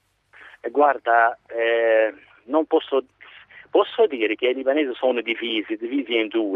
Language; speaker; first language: Italian; non-native, fluent; Arabic